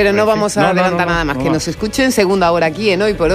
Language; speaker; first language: Spanish; native; Spanish